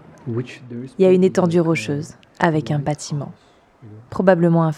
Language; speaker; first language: French; native; French